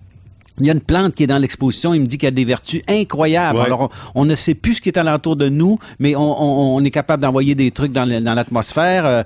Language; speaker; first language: French; native; French